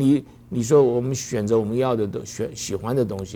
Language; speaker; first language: Chinese; native; Chinese